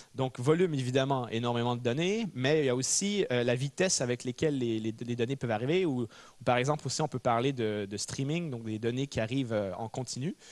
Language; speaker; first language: French; native; French